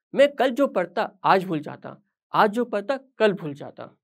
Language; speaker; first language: Hindi; native; Hindi